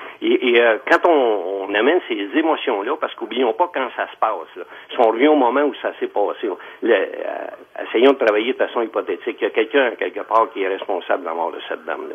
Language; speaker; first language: French; native; French